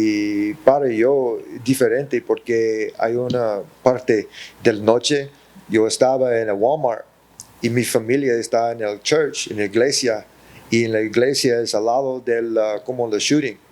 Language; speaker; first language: Spanish; early bilingual, heritage; English